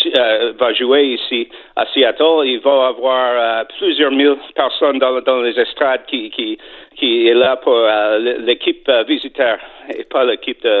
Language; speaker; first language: French; non-native, fluent; English